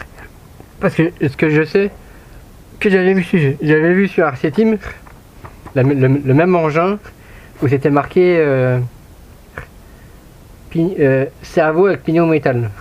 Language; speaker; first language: French; native; French